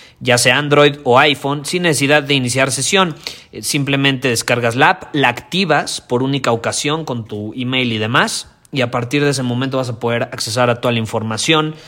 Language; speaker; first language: Spanish; native; Spanish